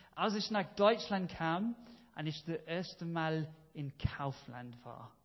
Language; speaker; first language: German; non-native, fluent; English